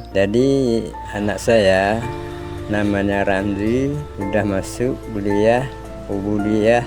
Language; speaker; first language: Indonesian; non-native, local second language; Achinese